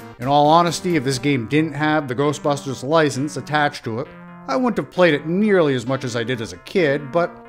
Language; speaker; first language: English; native; English